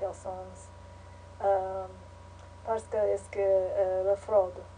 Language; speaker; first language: French; non-native, learner; English